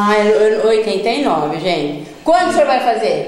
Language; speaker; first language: Portuguese; native; Portuguese